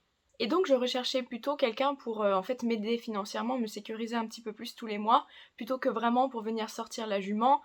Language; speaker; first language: French; native; French